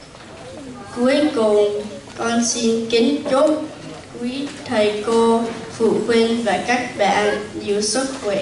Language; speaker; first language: Vietnamese; early bilingual, heritage; Vietnamese